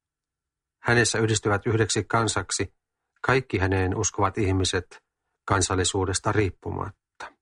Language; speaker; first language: Finnish; native; Finnish